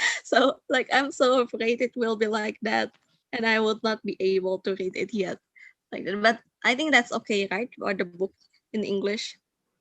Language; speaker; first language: English; non-native, fluent; Indonesian